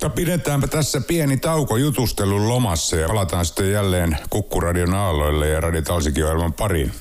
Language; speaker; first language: Finnish; native; Finnish